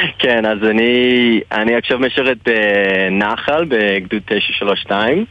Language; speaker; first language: Hebrew; non-native, fluent; English